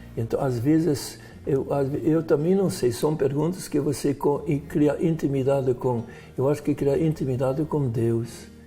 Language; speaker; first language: Portuguese; non-native, fluent; Dutch